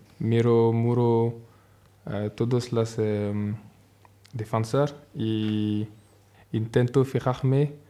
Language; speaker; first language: Spanish; non-native, learner; French